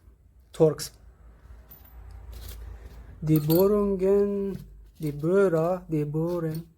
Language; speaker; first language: German; non-native, learner; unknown